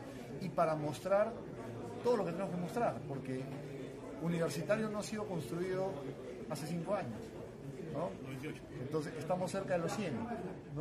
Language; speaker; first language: Spanish; native; Spanish